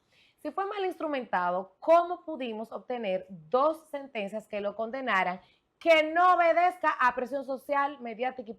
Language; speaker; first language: Spanish; native; Spanish